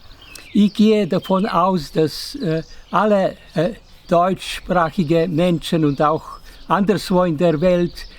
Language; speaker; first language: German; non-native, fluent; Slovenian